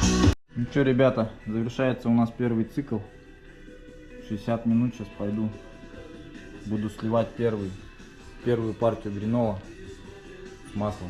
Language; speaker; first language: Russian; native; Russian